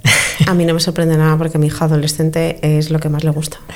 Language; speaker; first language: Spanish; native; Spanish